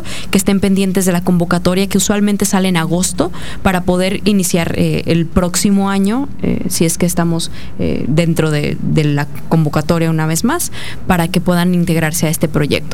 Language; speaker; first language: Spanish; native; Spanish